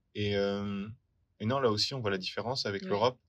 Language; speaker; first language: French; native; French